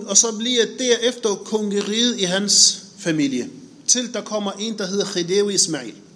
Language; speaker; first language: Danish; non-native, fluent; Arabic